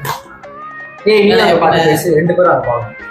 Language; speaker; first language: Tamil; native; Tamil